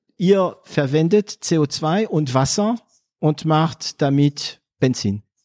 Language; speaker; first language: German; non-native, fluent; French